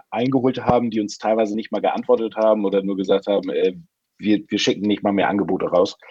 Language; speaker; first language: German; native; German